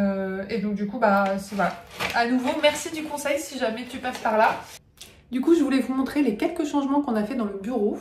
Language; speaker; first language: French; native; French